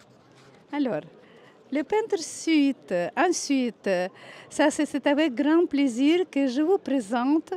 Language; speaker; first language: French; non-native, fluent; Russian